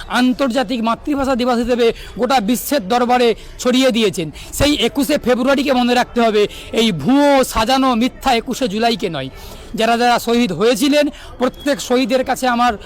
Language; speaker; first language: Bangla; native; Bangla